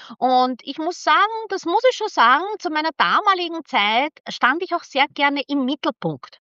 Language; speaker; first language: German; early bilingual, other home language; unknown